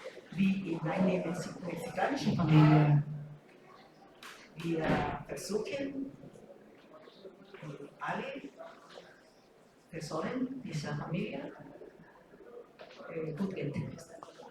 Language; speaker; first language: German; non-native, learner; Spanish